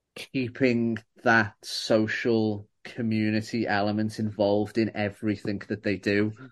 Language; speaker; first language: English; native; English